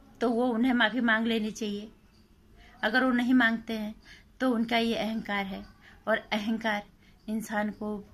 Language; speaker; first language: Hindi; native; Hindi